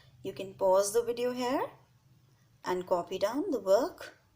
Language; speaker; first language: English; non-native, local second language; Hindi